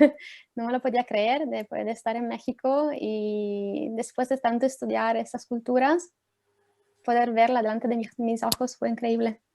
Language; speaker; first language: Spanish; non-native, fluent; Italian